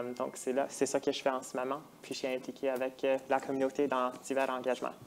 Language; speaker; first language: French; early bilingual, other home language; Tamil